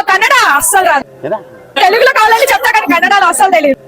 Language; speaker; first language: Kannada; non-native, local second language; Telugu